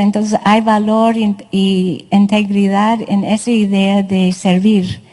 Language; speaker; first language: Spanish; non-native, fluent; English